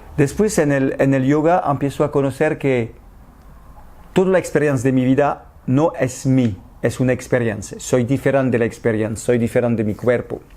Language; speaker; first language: Spanish; non-native, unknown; French